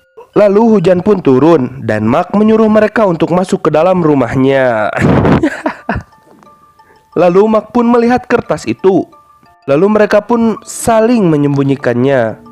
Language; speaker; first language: Indonesian; native; Indonesian